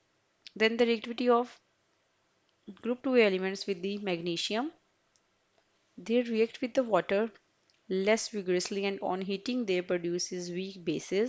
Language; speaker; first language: English; non-native, local second language; Urdu